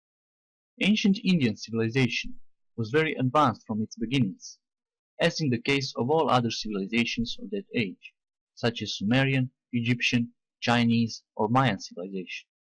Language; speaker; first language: English; non-native, fluent; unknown